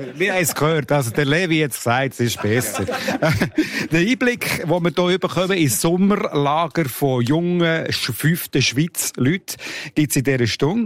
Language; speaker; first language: German; native; German